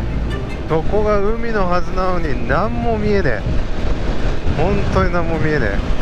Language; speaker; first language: Japanese; native; Japanese